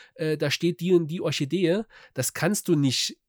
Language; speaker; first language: German; native; German